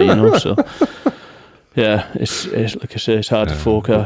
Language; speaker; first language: English; native; English